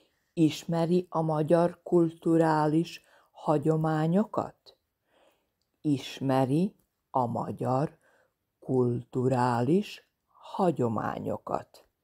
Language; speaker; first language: Hungarian; non-native, fluent; Serbian